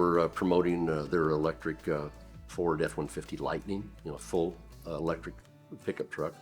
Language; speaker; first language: English; native; English